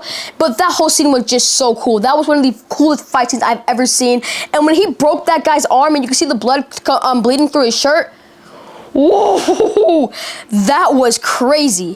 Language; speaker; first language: English; native; English